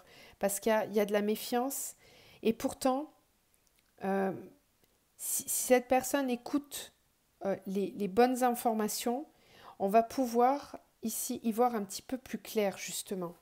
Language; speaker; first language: French; native; French